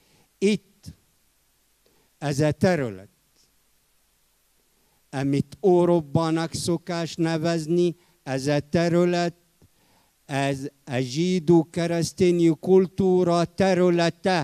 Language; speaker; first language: Hungarian; non-native, fluent; Arabic